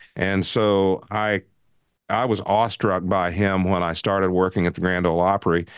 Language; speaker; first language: English; native; English